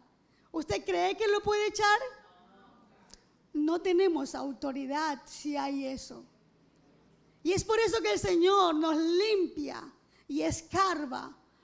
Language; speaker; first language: Spanish; native; Spanish